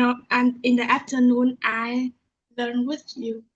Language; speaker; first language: English; non-native, learner; Vietnamese